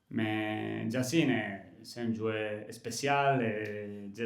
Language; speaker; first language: French; non-native, learner; Catalan